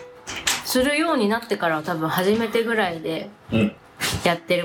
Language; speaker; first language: Japanese; native; Japanese